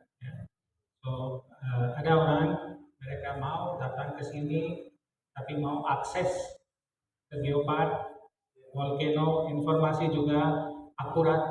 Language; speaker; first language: Indonesian; non-native, fluent; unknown